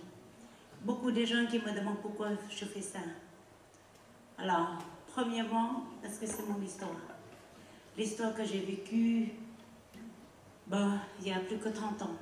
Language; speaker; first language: French; non-native, learner; Khmer